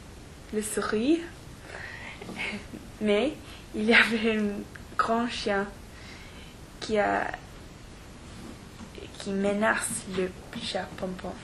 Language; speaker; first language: French; non-native, learner; English